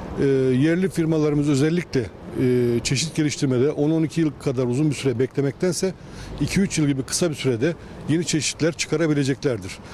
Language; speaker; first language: Turkish; native; Turkish